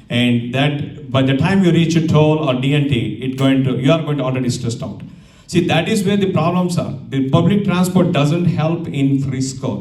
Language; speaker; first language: English; non-native, local second language; Telugu